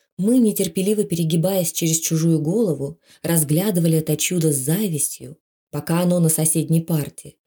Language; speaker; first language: Russian; non-native, local second language; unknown